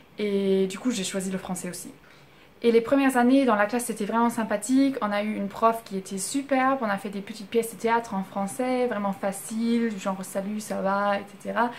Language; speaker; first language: French; non-native, fluent; German